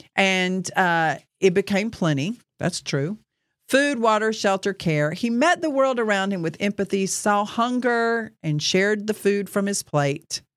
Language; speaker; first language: English; native; English